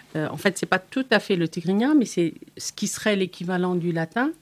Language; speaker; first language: French; non-native, fluent; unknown